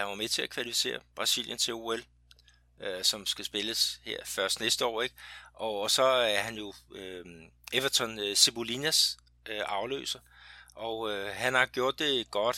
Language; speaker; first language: Danish; native; Danish